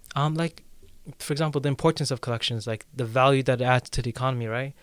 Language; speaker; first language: English; native; English